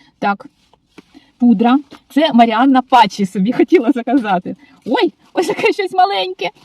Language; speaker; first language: Ukrainian; non-native, local second language; Russian